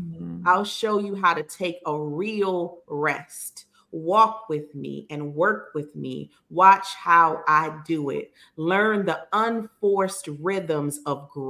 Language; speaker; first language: English; native; English